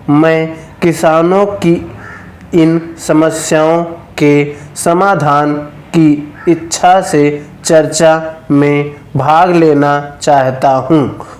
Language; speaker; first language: Hindi; native; Hindi